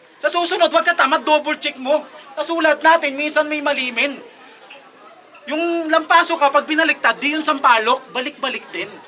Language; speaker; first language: Filipino; native; Filipino